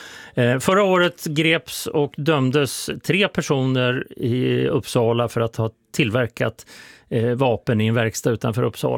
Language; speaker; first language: Swedish; native; Swedish